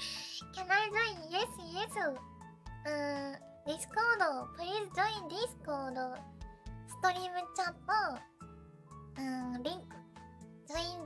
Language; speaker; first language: English; non-native, learner; Japanese